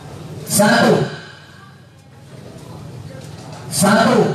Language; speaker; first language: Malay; non-native, local second language; Javanese